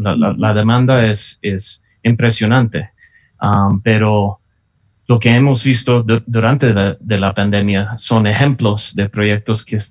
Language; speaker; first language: Spanish; non-native, fluent; English